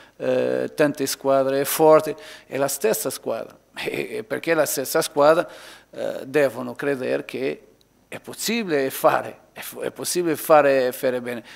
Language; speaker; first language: Italian; non-native, learner; Portuguese